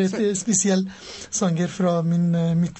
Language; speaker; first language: Norwegian; non-native, learner; Persian